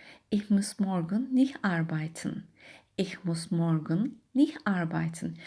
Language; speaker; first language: German; non-native, fluent; Turkish